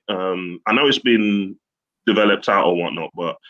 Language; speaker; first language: English; native; English